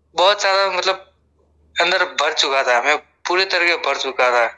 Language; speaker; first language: Hindi; non-native, local second language; Gujarati